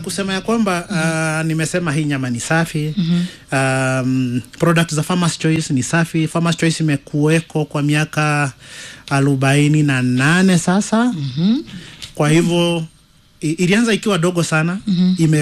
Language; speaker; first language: Swahili; non-native, local second language; Kikuyu